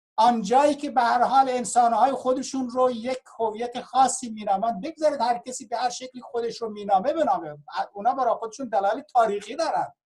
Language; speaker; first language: Persian; non-native, local second language; Baluchi